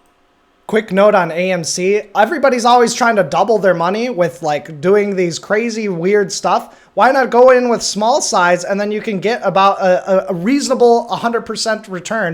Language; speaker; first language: English; native; English